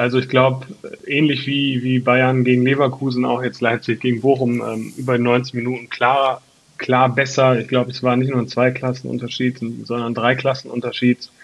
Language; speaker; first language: German; native; German